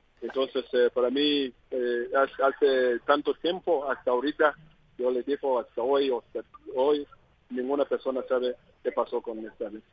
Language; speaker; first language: Spanish; non-native, learner; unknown